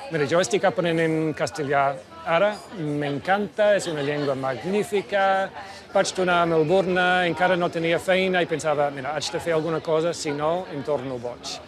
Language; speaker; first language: Catalan; non-native, fluent; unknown